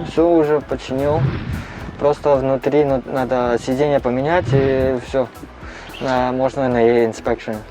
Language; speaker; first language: Russian; non-native, learner; Cantonese